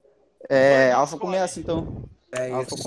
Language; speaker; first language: Portuguese; native; Portuguese